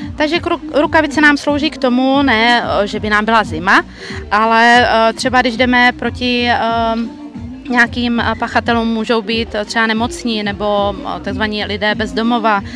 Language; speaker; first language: Czech; native; Czech